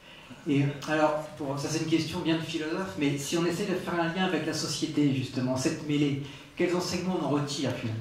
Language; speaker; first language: French; native; French